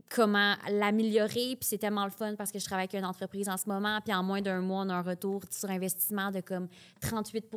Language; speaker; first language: French; native; French